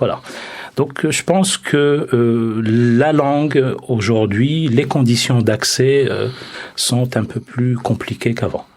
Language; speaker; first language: French; non-native, local second language; Arabic